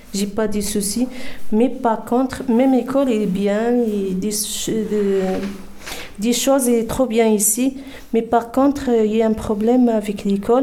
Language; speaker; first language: French; non-native, learner; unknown